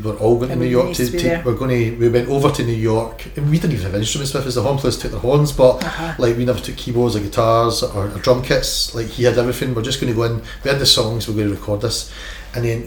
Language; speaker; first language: English; native; English